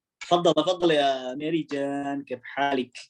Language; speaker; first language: Arabic; non-native, fluent; Indonesian